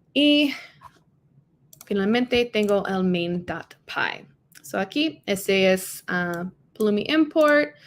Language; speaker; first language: Spanish; non-native, learner; English